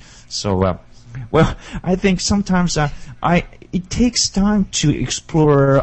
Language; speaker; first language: English; non-native, learner; Japanese